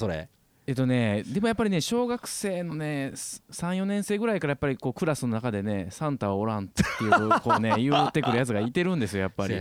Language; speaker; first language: Japanese; native; Japanese